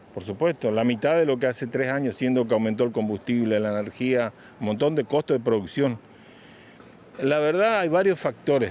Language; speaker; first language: Spanish; native; Spanish